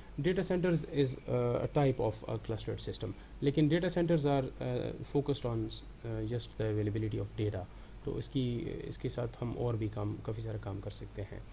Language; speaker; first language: Urdu; non-native, local second language; Pashto